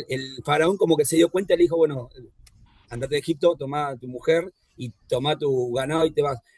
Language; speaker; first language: Spanish; native; Spanish